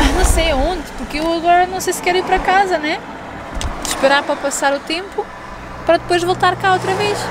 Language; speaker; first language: Portuguese; non-native, fluent; Ukrainian